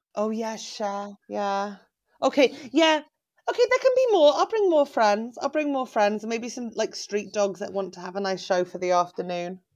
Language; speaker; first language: English; native; English